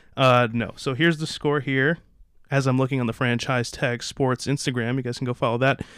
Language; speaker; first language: English; native; English